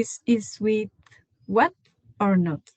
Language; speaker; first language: English; non-native, learner; Spanish